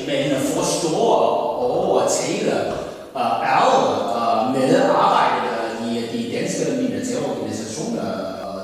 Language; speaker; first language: Danish; non-native, learner; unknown